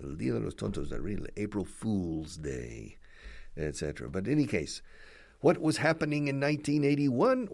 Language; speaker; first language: English; native; English